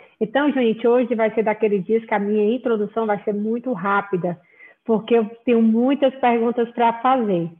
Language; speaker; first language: Portuguese; native; Portuguese